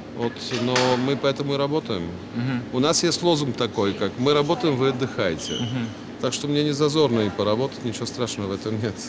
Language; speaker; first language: Russian; native; Russian